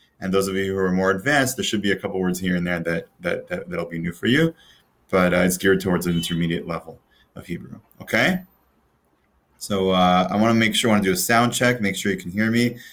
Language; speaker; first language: English; native; English